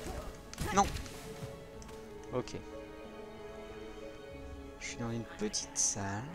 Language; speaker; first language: French; native; French